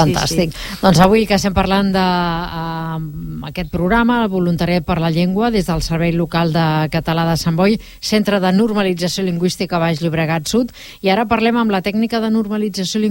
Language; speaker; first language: Catalan; native; Catalan